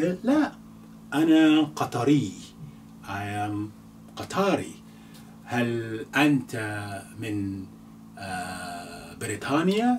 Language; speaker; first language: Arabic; non-native, fluent; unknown